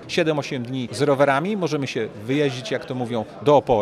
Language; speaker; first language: Polish; native; Polish